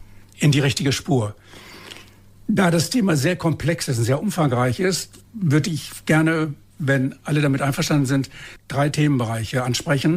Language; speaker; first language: German; native; German